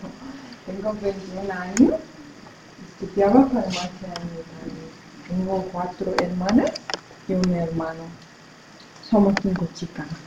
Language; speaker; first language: Spanish; non-native, fluent; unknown